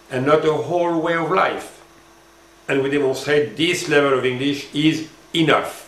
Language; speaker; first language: English; non-native, fluent; French